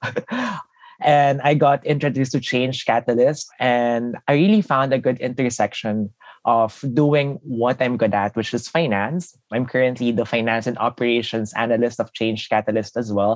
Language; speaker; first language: English; non-native, local second language; Filipino